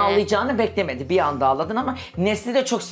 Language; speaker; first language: Turkish; native; Turkish